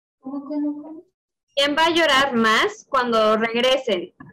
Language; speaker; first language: Spanish; native; Spanish